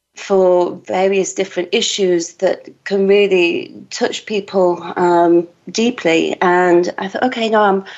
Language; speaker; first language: English; native; English